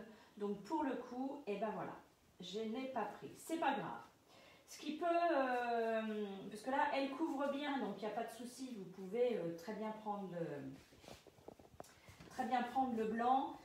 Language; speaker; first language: French; native; French